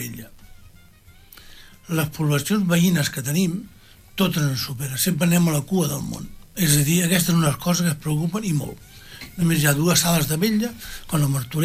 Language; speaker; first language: Catalan; native; Catalan